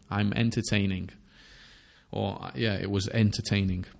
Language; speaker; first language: English; native; English